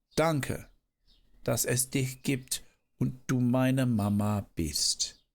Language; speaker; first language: German; non-native, learner; English